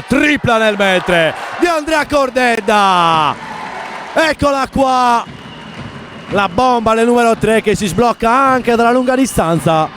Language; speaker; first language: Italian; native; Italian